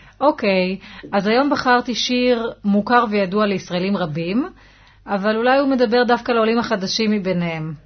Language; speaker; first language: Hebrew; native; Hebrew